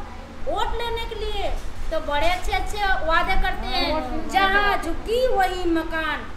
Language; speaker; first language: Hindi; native; Hindi